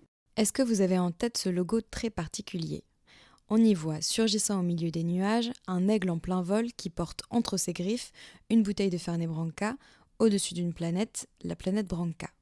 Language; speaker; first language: French; native; French